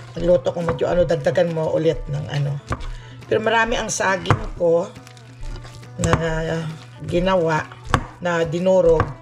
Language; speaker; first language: Filipino; non-native, local second language; Cebuano